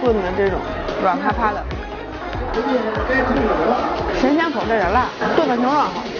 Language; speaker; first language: Chinese; native; Chinese